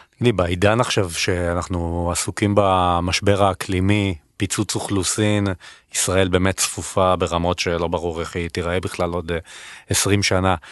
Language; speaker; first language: Hebrew; native; Hebrew